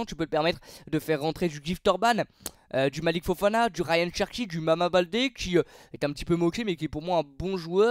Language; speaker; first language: French; native; French